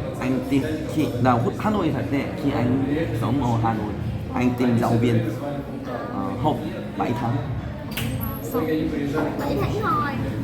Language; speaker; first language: Vietnamese; non-native, learner; Korean